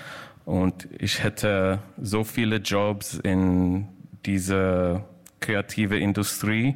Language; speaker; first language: German; non-native, learner; English